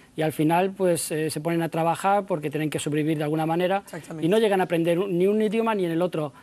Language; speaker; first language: Spanish; native; Spanish